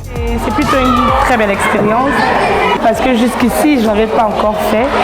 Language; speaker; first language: French; native; French